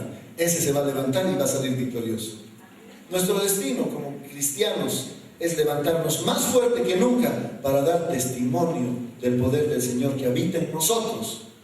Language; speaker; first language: Spanish; native; Spanish